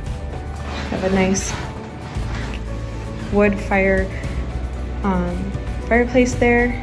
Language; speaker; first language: English; native; English